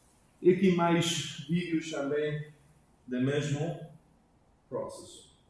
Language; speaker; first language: Portuguese; non-native, learner; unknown